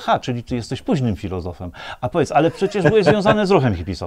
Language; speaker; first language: Polish; native; Polish